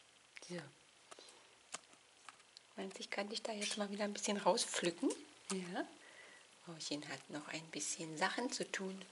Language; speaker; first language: German; native; German